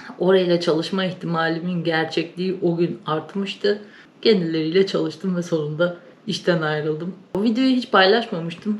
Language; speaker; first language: Turkish; native; Turkish